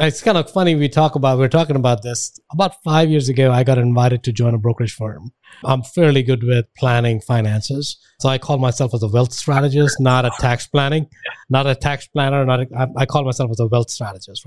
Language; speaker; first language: English; non-native, local second language; Hindi